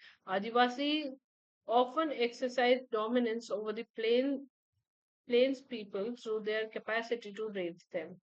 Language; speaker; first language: English; non-native, local second language; Hindi